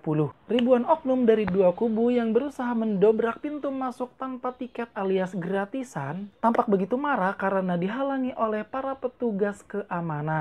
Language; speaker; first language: Indonesian; native; Indonesian